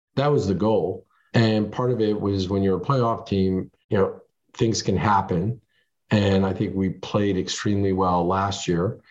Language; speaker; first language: English; early bilingual, other home language; French